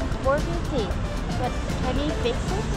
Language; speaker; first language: English; non-native, learner; Korean